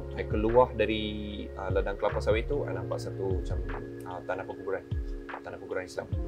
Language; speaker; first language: Malay; non-native, local second language; Tamil